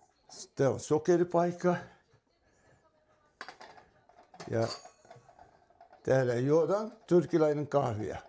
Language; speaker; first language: Finnish; non-native, fluent; Turkish